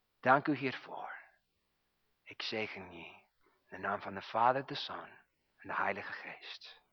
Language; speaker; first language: Dutch; non-native, fluent; English